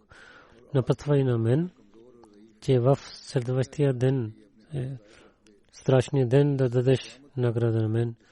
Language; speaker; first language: Bulgarian; non-native, learner; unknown